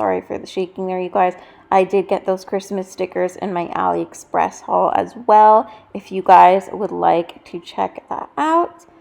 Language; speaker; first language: English; native; English